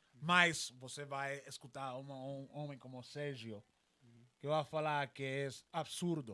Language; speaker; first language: Portuguese; non-native, learner; Spanish